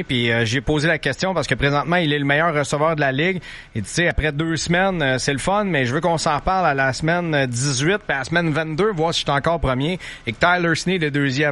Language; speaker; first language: French; native; French